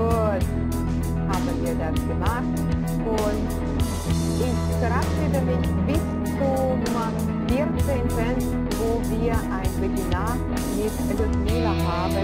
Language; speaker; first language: German; non-native, fluent; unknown